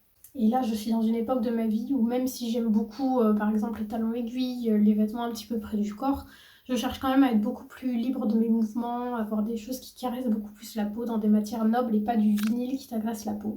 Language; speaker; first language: French; native; French